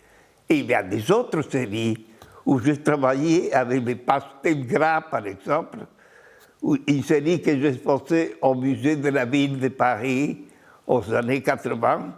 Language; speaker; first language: French; non-native, fluent; Spanish